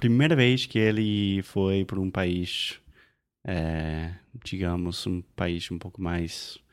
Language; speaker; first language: Portuguese; non-native, fluent; English